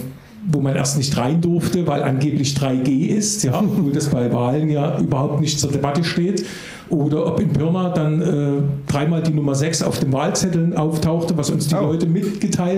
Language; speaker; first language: German; native; German